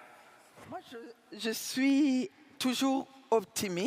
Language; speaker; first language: French; non-native, local second language; Rundi